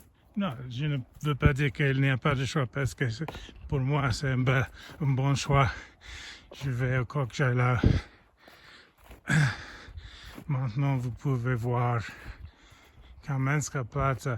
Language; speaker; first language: French; non-native, learner; English